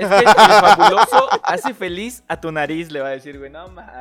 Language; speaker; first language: Spanish; native; Spanish